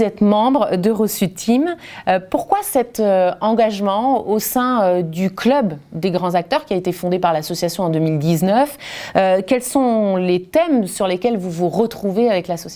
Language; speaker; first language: French; native; French